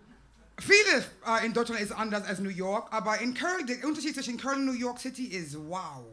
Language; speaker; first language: German; non-native, fluent; English